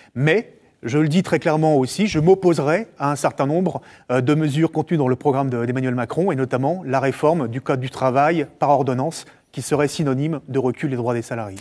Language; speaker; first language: French; native; French